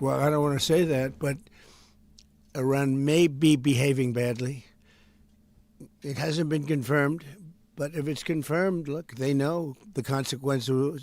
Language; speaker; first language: English; native; English